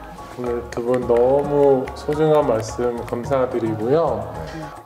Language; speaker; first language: Korean; native; Korean